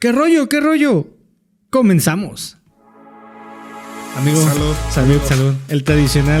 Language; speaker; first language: Spanish; native; Spanish